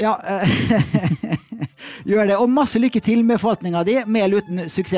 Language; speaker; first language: Norwegian; native; Norwegian